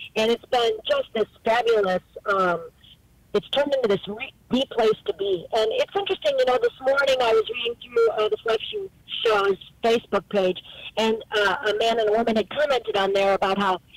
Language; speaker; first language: English; native; English